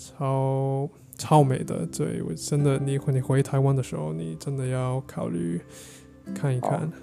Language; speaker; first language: Chinese; non-native, learner; English